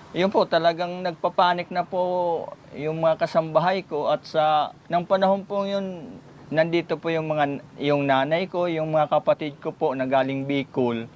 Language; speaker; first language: Filipino; non-native, local second language; Iloko